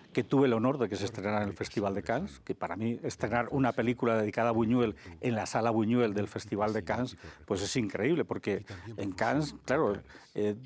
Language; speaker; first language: Spanish; native; Spanish